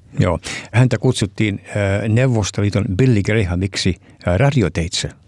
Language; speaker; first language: Finnish; early bilingual, heritage; Finnish